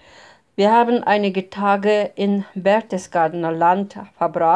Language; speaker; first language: German; non-native, fluent; Russian